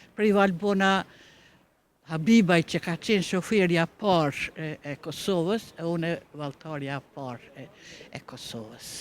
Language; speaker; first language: Albanian; native; Albanian